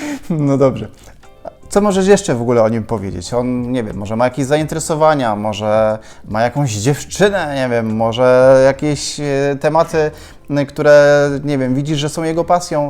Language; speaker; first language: Polish; native; Polish